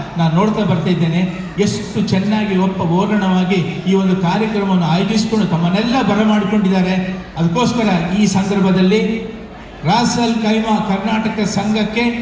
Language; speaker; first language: Kannada; native; Kannada